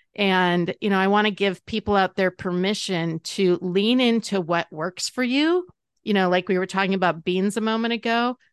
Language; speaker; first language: English; native; English